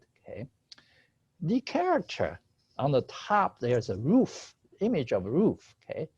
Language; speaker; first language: English; non-native, fluent; Chinese